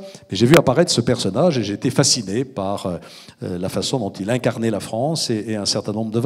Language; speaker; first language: French; native; French